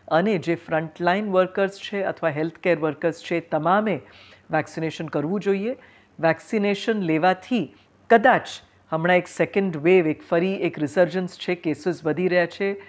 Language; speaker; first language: Gujarati; non-native, fluent; Tamil